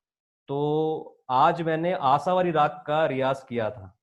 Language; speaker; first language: Hindi; native; Hindi